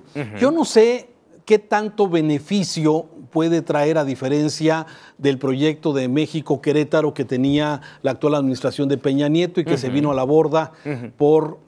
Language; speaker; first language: Spanish; native; Spanish